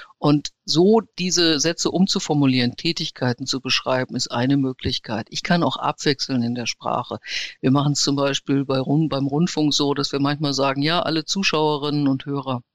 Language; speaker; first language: German; native; German